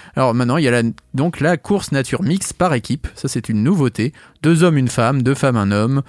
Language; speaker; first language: French; native; French